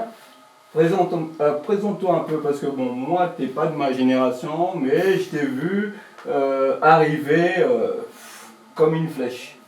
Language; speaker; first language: French; native; French